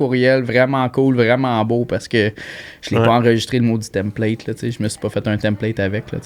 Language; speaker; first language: French; native; French